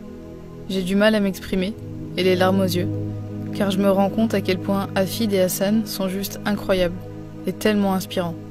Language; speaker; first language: French; native; French